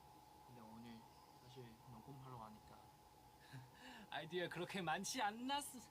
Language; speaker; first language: Korean; non-native, fluent; Chinese